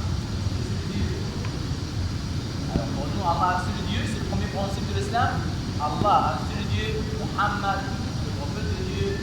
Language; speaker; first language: French; non-native, learner; Arabic